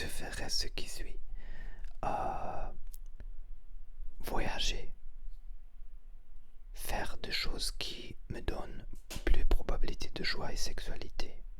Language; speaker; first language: French; non-native, learner; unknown